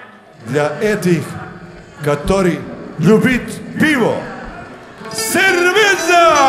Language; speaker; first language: Russian; non-native, learner; Serbian